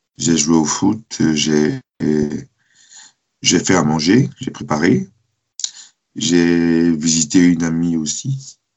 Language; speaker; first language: French; non-native, fluent; German